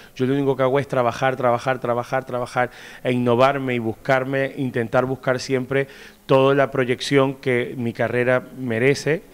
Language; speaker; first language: Spanish; native; Spanish